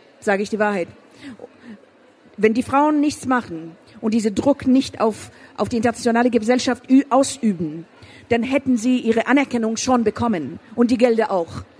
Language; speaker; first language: German; non-native, fluent; Persian